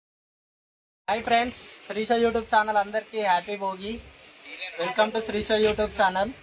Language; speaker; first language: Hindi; non-native, local second language; Telugu